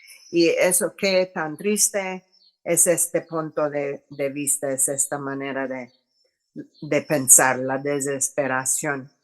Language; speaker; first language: Spanish; non-native, fluent; English